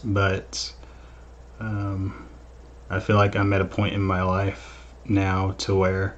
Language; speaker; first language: English; native; English